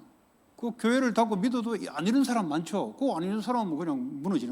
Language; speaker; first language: Korean; native; Korean